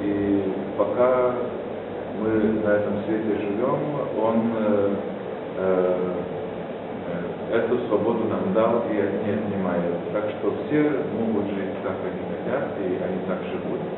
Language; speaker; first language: Russian; non-native, fluent; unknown